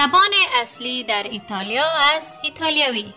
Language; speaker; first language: Persian; native; Persian